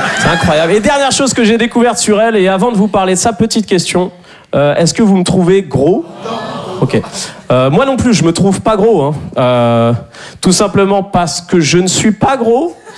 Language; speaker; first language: French; native; French